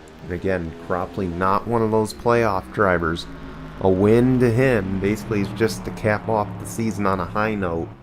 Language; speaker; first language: English; native; English